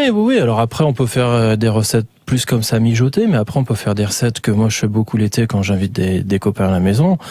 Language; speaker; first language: French; native; French